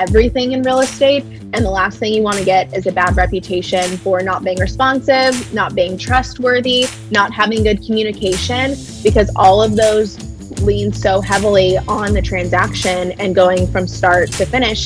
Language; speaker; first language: English; native; English